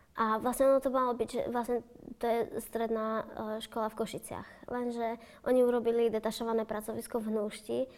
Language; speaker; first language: Slovak; native; Slovak